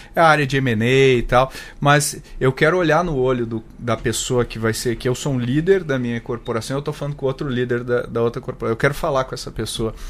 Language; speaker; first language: Portuguese; native; Portuguese